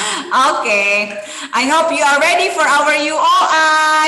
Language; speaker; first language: English; non-native, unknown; Indonesian